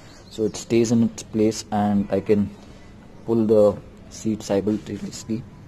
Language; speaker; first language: English; non-native, local second language; Gujarati